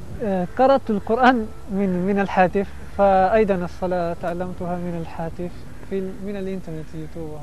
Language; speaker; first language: Arabic; non-native, learner; Italian